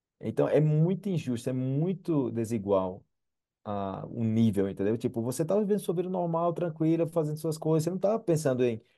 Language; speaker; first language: Portuguese; native; Portuguese